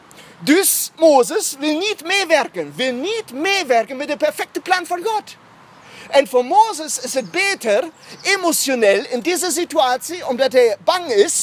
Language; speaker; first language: Dutch; non-native, fluent; German